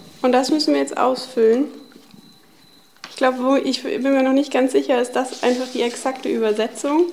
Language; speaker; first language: German; native; German